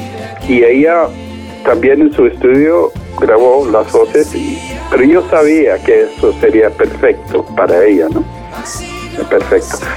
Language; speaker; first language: Spanish; non-native, fluent; English